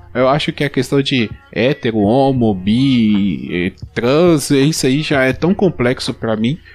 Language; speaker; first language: Portuguese; native; Portuguese